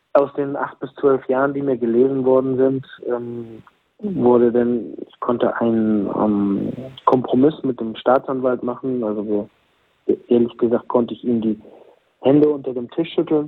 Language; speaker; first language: German; native; German